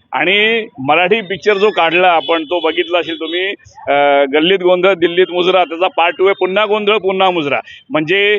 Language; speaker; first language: Marathi; non-native, local second language; Hindi